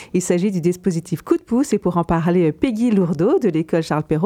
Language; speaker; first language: French; native; French